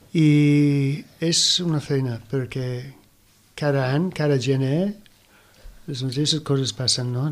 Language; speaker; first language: Catalan; non-native, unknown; English